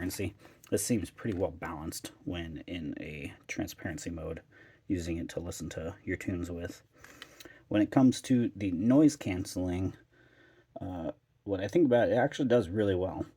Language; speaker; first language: English; native; English